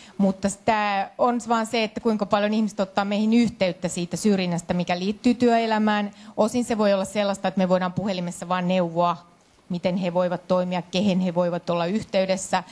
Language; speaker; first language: Finnish; native; Finnish